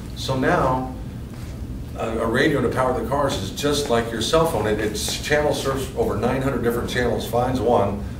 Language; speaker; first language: English; native; English